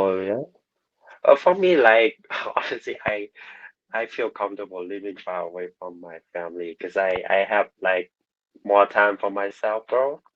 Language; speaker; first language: English; non-native, learner; Vietnamese